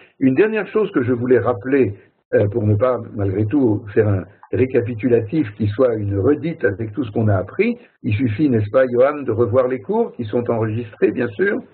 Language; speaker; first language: French; native; French